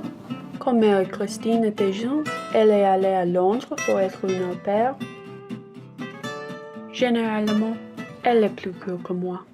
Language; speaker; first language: French; non-native, learner; English